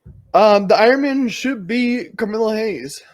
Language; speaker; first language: English; native; English